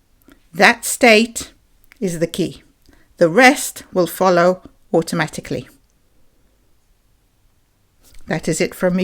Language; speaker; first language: English; native; English